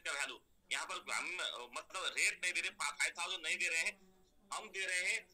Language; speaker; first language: Hindi; native; Hindi